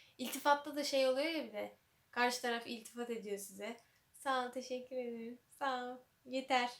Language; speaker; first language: Turkish; native; Turkish